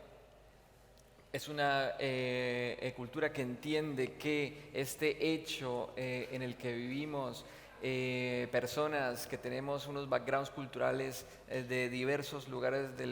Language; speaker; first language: Spanish; native; Spanish